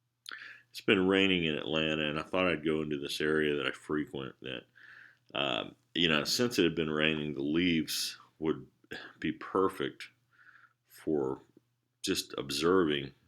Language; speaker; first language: English; native; English